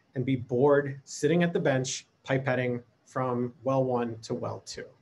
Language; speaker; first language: English; native; English